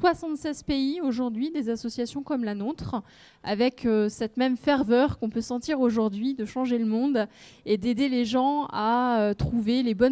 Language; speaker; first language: French; native; French